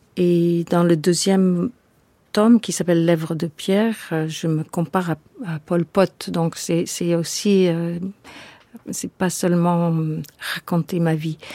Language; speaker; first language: French; non-native, fluent; English